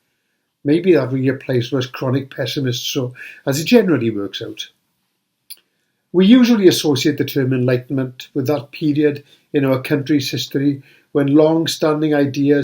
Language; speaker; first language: English; native; English